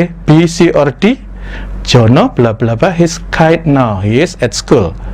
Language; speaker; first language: English; non-native, fluent; Indonesian